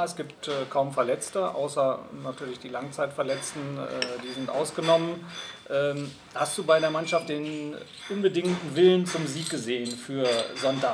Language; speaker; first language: German; native; German